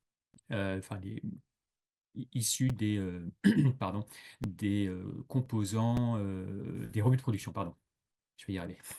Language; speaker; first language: French; native; French